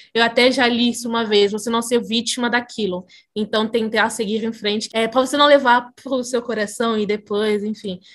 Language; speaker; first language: Portuguese; early bilingual, other home language; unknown